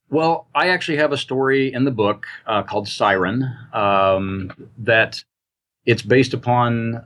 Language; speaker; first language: English; native; English